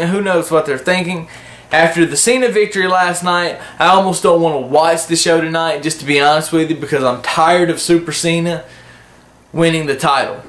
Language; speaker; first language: English; native; English